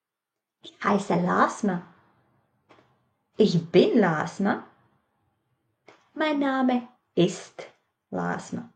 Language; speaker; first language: German; non-native, fluent; Latvian